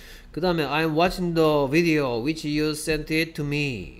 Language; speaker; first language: English; non-native, fluent; Korean